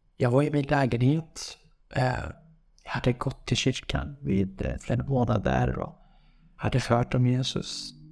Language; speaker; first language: Swedish; non-native, fluent; Kurdish